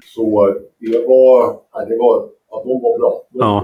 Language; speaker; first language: Swedish; native; Swedish